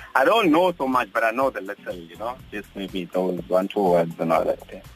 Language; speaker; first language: English; non-native, local second language; Zulu